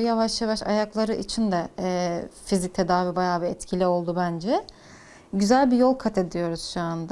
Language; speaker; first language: Turkish; native; Turkish